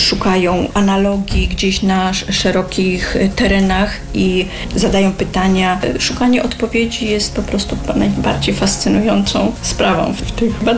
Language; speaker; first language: Polish; native; Polish